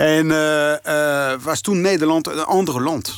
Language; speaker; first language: Dutch; non-native, fluent; French